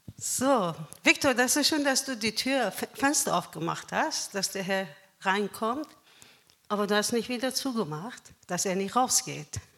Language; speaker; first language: German; non-native, fluent; Persian